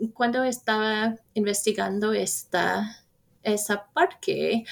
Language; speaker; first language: Spanish; non-native, fluent; English